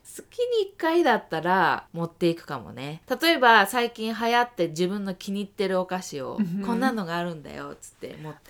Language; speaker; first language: Japanese; native; Japanese